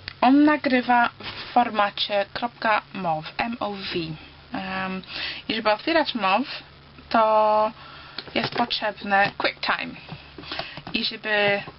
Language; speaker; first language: Polish; early bilingual, heritage; Polish